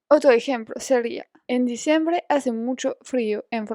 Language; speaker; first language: Spanish; non-native, fluent; French